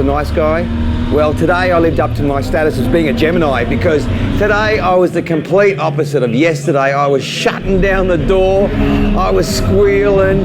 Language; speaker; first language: English; native; English